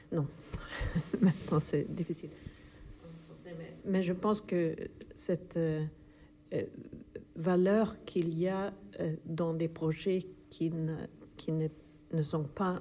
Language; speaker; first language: French; non-native, fluent; German